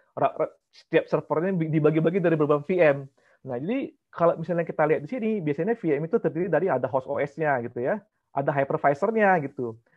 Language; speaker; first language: Indonesian; native; Indonesian